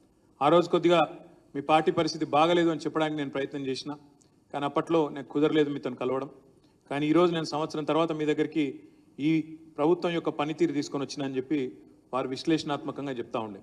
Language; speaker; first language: Telugu; native; Telugu